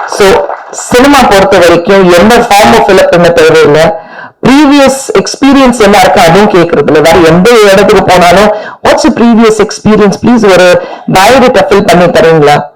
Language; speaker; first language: Tamil; non-native, fluent; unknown